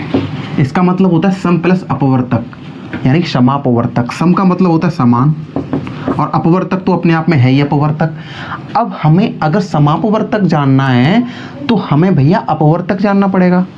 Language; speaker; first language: Hindi; native; Hindi